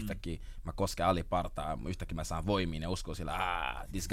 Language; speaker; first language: Finnish; early bilingual, other home language; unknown